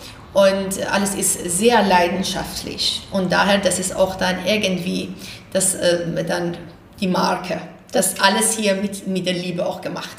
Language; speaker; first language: German; non-native, fluent; Persian